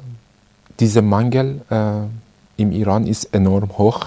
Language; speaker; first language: German; non-native, fluent; Persian